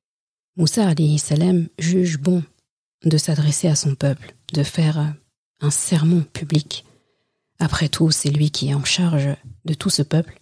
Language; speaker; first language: French; native; French